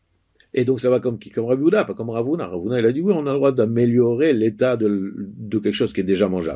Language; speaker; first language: French; native; French